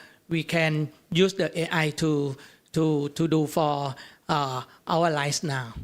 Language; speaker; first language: English; non-native, learner; Thai